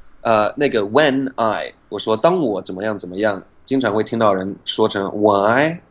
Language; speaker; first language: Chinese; non-native, fluent; English